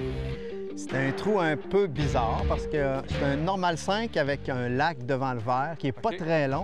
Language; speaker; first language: French; native; French